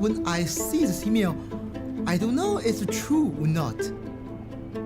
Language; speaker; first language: English; non-native, learner; Chinese